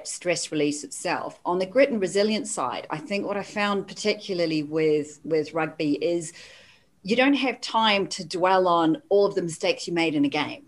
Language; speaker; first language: English; native; English